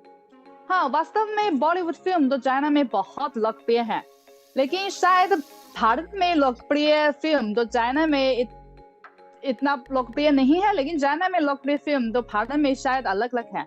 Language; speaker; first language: Hindi; non-native, fluent; Chinese